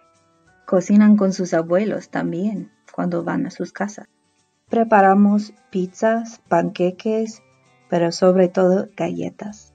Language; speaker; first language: Spanish; non-native, fluent; English